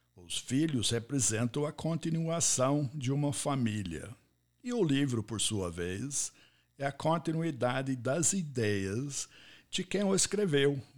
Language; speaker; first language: Portuguese; non-native, fluent; English